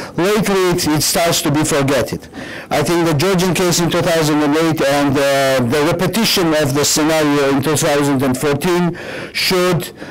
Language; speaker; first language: English; non-native, fluent; Georgian